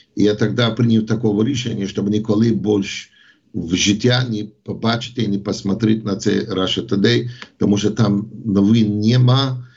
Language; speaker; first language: Ukrainian; non-native, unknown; English